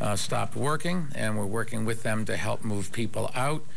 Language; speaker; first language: English; native; English